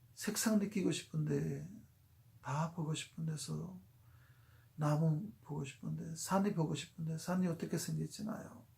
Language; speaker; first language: Korean; non-native, fluent; Urdu